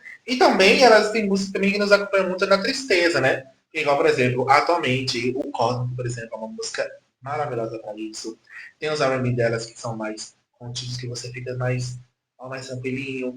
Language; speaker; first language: Portuguese; native; Portuguese